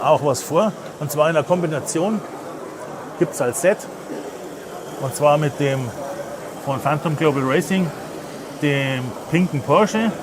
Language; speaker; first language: German; native; German